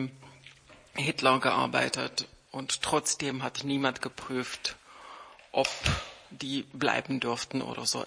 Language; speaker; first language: German; non-native, fluent; Czech